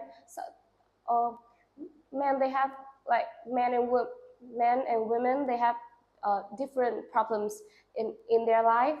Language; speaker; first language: English; non-native, learner; Vietnamese